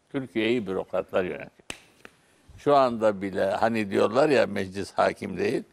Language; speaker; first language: Turkish; non-native, local second language; Arabic